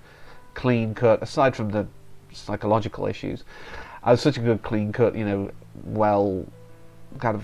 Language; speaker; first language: English; native; English